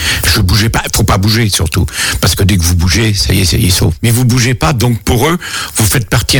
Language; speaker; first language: French; native; French